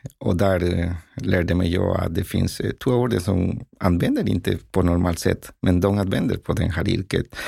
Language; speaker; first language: Swedish; non-native, learner; Spanish